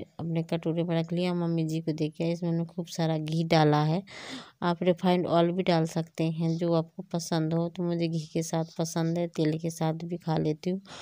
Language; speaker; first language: Hindi; native; Hindi